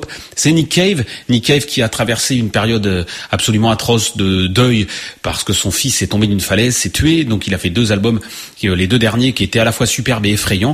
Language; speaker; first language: French; native; French